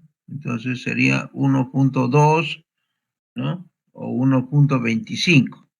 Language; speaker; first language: Spanish; native; Spanish